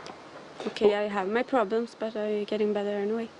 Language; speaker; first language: English; non-native, learner; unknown